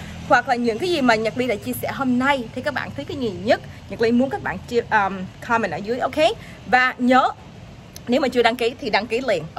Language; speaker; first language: Vietnamese; early bilingual, heritage; Vietnamese